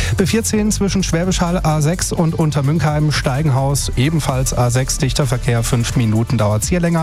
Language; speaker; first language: German; native; German